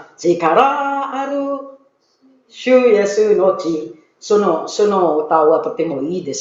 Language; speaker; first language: Japanese; non-native, learner; Filipino